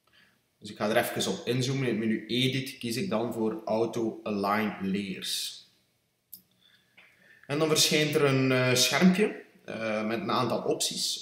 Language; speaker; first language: Dutch; native; Dutch